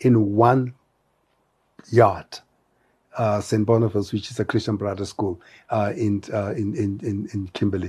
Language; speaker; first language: English; non-native, local second language; Tswana